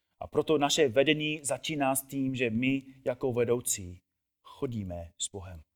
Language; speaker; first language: Czech; non-native, fluent; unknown